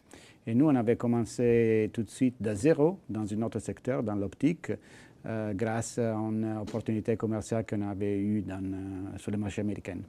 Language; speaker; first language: French; non-native, fluent; Italian